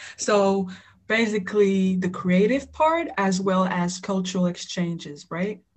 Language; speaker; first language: English; non-native, fluent; French